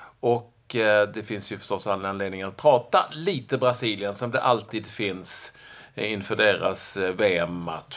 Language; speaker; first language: Swedish; native; Swedish